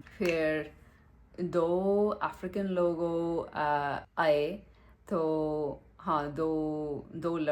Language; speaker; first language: Hindi; non-native, learner; English